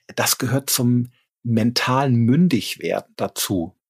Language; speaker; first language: German; native; German